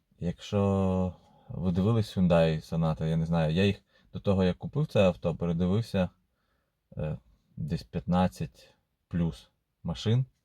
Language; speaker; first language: Ukrainian; non-native, local second language; Russian